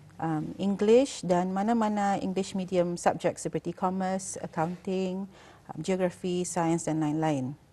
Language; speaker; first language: Malay; native; Malay